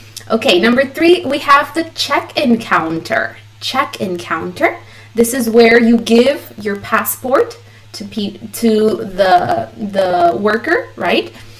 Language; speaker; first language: English; early bilingual, other home language; Spanish